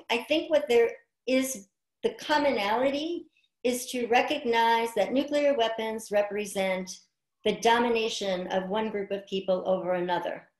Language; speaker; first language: English; native; English